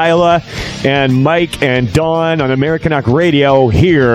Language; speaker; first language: English; native; English